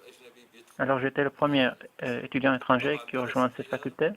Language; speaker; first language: French; non-native, fluent; Arabic